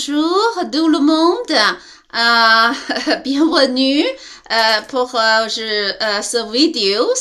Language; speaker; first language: French; non-native, learner; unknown